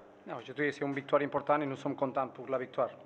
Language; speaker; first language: French; non-native, fluent; Spanish